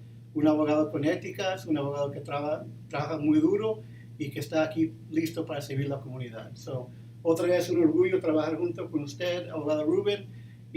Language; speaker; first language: Spanish; early bilingual, heritage; Spanish